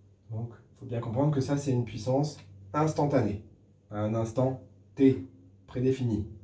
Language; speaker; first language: French; native; French